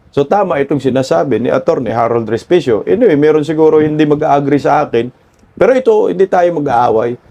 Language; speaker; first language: Filipino; non-native, local second language; Cebuano